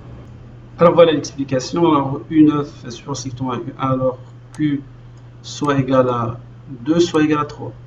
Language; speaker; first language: French; non-native, local second language; Arabic